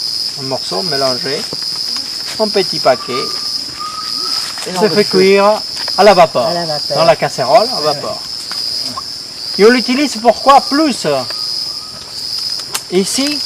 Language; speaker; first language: French; non-native, fluent; Spanish